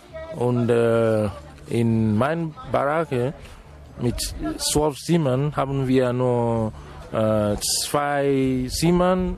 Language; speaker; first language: German; non-native, fluent; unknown